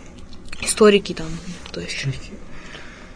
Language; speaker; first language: Russian; native; Russian